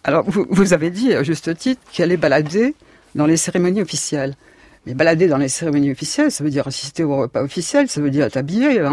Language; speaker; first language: French; native; French